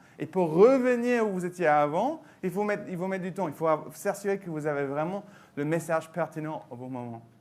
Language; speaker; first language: French; non-native, fluent; English